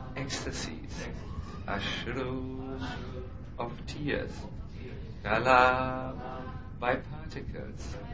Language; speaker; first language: English; non-native, fluent; German